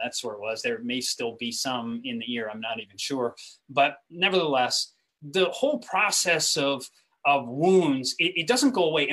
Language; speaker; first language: English; native; English